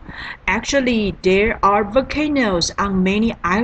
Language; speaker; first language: English; non-native, learner; Chinese